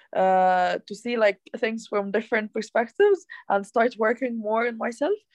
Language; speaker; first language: English; non-native, fluent; Arabic